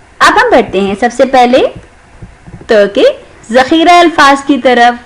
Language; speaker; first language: Urdu; non-native, local second language; Sindhi